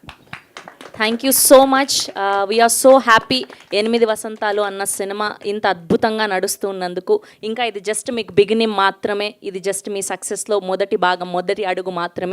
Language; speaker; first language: Telugu; native; Telugu